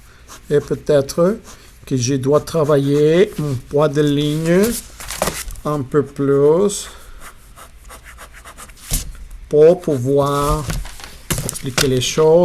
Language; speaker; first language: French; non-native, fluent; Spanish